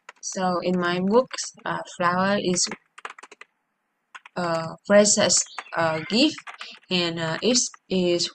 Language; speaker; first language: English; non-native, learner; Vietnamese